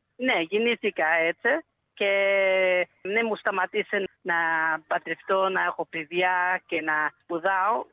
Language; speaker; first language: Greek; early bilingual, heritage; Greek